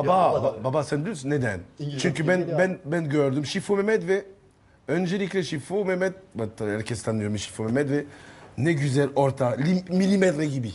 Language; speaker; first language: Turkish; non-native, learner; French